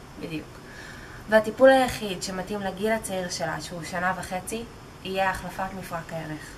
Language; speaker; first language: Hebrew; native; Hebrew